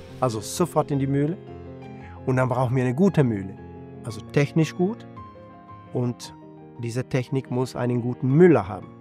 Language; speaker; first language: German; non-native, fluent; Italian